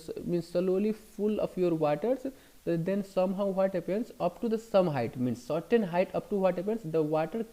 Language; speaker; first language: English; non-native, local second language; Hindi